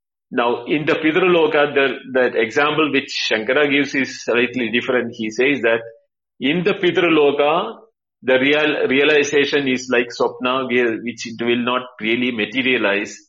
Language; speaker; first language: English; non-native, local second language; Tamil